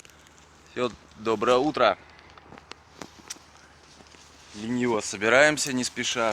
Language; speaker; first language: Russian; native; Russian